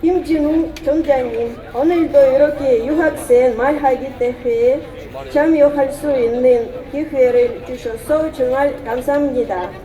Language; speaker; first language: Korean; non-native, learner; Russian